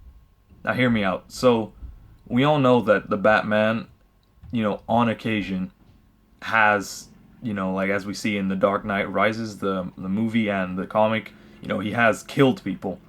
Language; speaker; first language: English; native; English